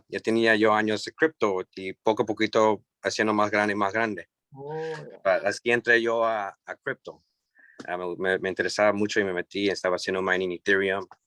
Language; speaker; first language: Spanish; early bilingual, heritage; English